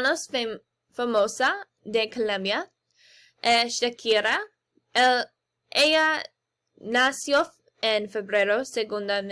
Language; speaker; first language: Spanish; non-native, learner; English